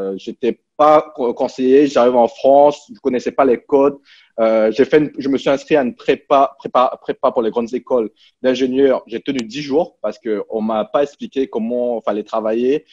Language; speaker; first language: French; early bilingual, other home language; Cantonese